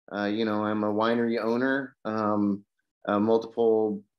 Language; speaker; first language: English; native; English